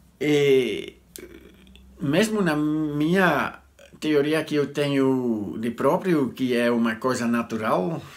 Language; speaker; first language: Portuguese; non-native, learner; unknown